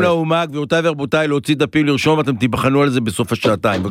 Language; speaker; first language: Hebrew; native; Hebrew